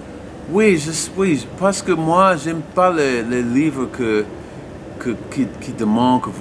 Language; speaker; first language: French; non-native, learner; English